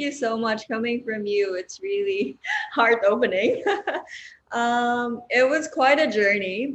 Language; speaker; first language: English; non-native, local second language; Cebuano